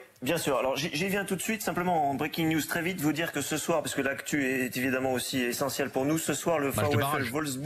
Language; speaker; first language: French; native; French